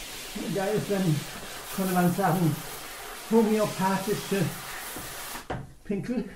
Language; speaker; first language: German; non-native, fluent; English